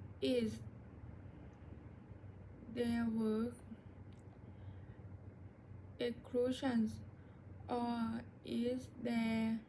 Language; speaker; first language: English; non-native, learner; Thai